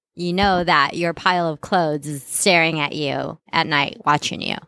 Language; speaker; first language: English; non-native, local second language; Filipino